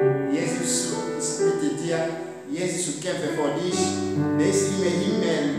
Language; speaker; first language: German; non-native, learner; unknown